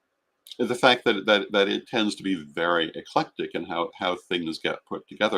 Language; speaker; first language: English; native; English